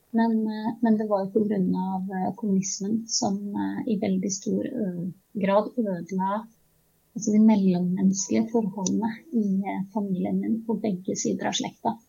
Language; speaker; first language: Norwegian; early bilingual, other home language; Czech